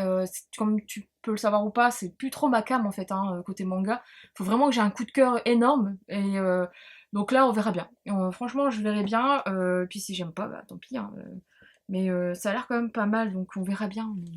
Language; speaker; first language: French; native; French